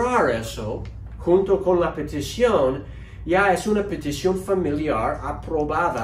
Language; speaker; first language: Spanish; non-native, fluent; English